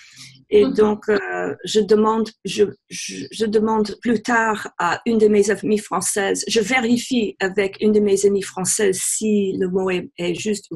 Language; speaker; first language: French; non-native, fluent; English